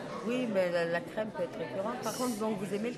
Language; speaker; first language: French; native; French